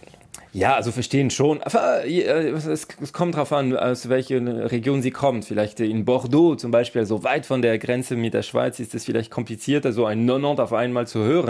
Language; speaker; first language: German; non-native, local second language; French